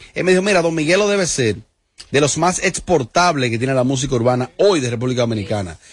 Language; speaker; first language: Spanish; native; Spanish